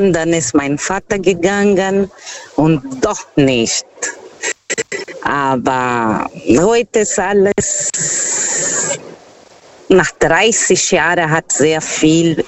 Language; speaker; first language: German; non-native, fluent; Portuguese